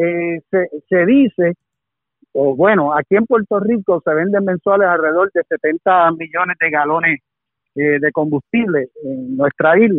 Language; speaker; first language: Spanish; native; Spanish